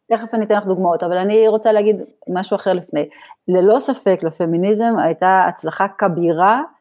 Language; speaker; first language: Hebrew; native; Hebrew